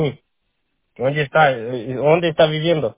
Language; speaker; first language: Spanish; non-native, learner; Portuguese